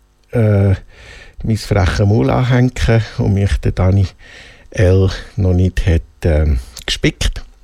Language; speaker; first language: German; native; German